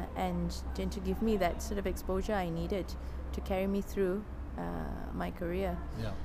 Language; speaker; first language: English; non-native, local second language; Tamil